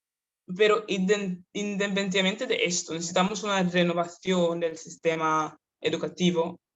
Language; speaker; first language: Spanish; non-native, fluent; Kinyarwanda